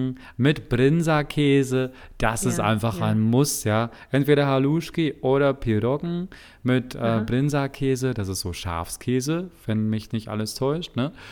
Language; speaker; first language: German; native; German